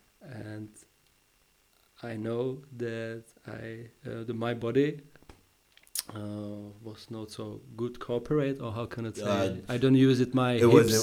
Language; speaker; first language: English; non-native, learner; Czech